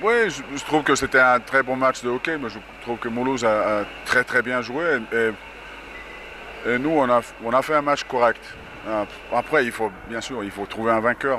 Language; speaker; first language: French; non-native, fluent; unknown